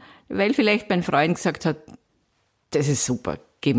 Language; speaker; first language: German; native; German